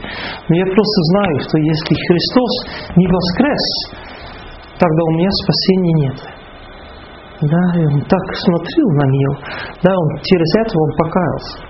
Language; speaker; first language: Russian; non-native, fluent; Dutch